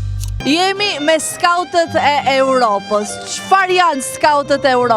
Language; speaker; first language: Albanian; native; Albanian